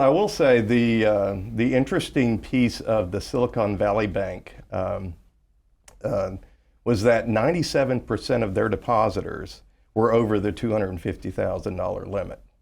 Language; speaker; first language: English; native; English